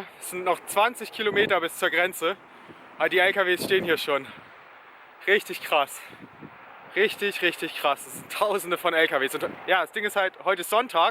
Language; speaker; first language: German; native; German